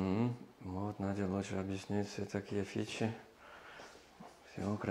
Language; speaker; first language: Russian; non-native, learner; English